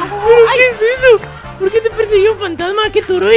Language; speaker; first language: Spanish; native; Spanish